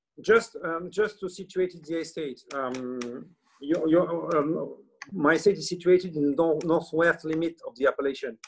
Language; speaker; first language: English; non-native, learner; French